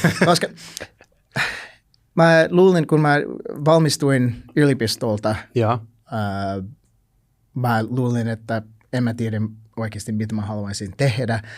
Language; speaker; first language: Finnish; non-native, learner; English